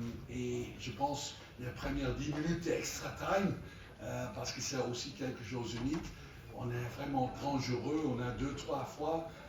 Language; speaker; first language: French; non-native, fluent; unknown